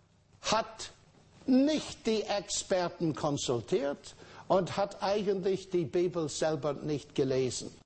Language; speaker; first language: German; non-native, fluent; English